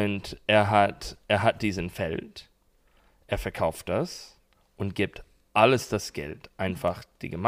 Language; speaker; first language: German; non-native, learner; English